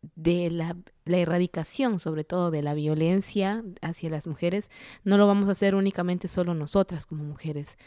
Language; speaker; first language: Spanish; non-native, local second language; Kaqchikel